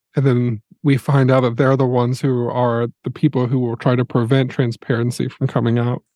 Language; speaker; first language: English; native; English